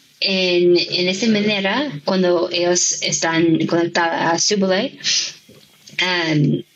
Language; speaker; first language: Spanish; non-native, fluent; English